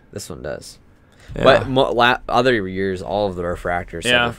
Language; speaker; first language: English; native; English